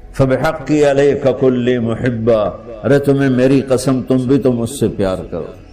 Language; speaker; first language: Urdu; non-native, local second language; Punjabi